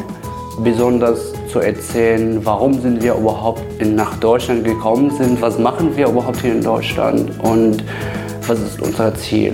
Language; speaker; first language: German; non-native, fluent; Arabic